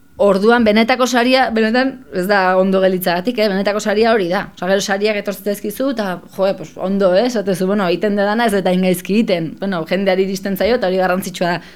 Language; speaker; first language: Basque; native; Basque